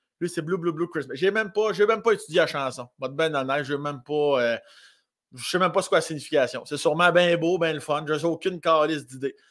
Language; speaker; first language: French; native; French